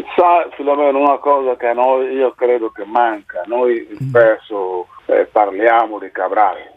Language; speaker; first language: Italian; non-native, fluent; Upper Guinea Crioulo